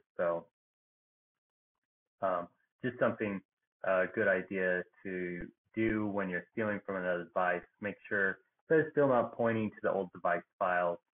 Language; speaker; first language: English; native; English